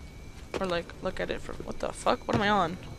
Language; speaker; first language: English; native; English